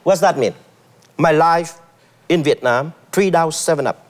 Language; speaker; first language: English; non-native, learner; Vietnamese